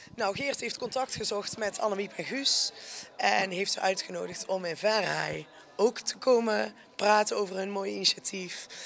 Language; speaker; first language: Dutch; native; Dutch